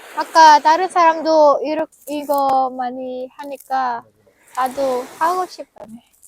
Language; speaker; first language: Korean; native; Korean